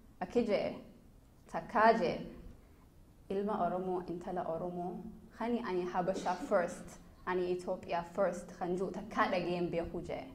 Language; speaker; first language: Oromo; early bilingual, heritage; Oromo